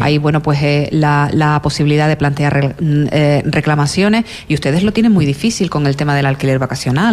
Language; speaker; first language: Spanish; native; Spanish